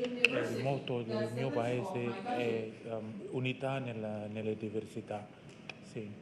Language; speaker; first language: Italian; non-native, learner; Indonesian